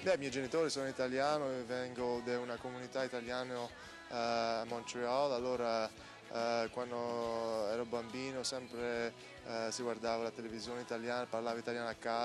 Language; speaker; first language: Italian; early bilingual, heritage; English